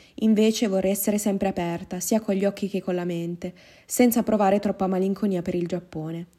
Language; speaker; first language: Italian; non-native, fluent; Japanese